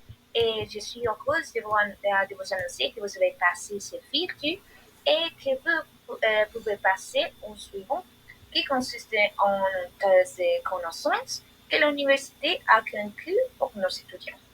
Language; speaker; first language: French; non-native, learner; Spanish